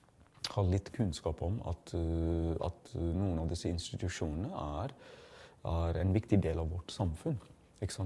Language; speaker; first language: Norwegian; non-native, fluent; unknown